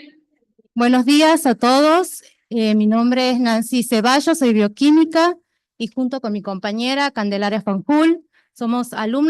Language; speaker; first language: Spanish; native; Spanish